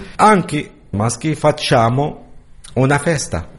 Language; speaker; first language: Italian; non-native, learner; Arabic